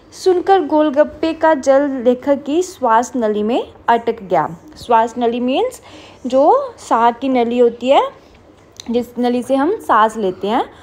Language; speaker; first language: Hindi; non-native, local second language; Punjabi